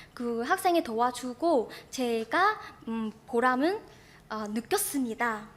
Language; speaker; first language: Korean; non-native, fluent; Vietnamese